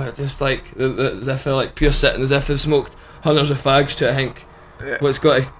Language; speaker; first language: English; native; English